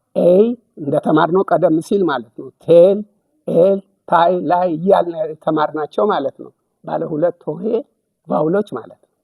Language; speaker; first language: Amharic; native; Amharic